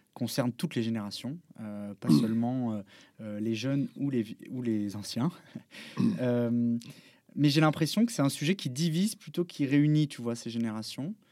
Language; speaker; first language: French; native; French